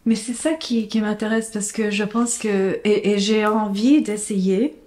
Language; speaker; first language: French; non-native, fluent; English